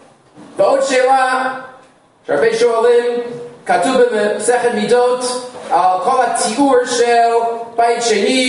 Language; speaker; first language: Hebrew; non-native, fluent; English